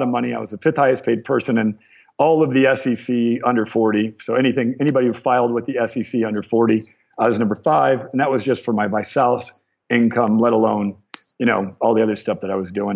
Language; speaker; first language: English; native; English